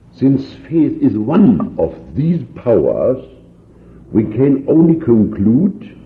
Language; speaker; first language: English; non-native, fluent; German